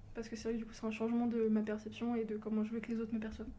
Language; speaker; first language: French; early bilingual, other home language; Portuguese